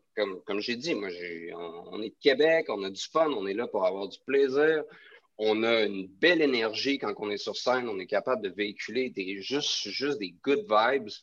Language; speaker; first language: French; native; French